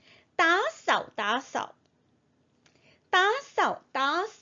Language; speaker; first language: Chinese; non-native, fluent; Korean